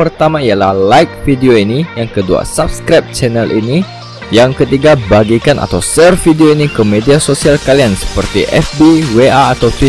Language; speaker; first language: Indonesian; native; Indonesian